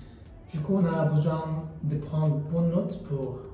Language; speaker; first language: French; non-native, learner; Korean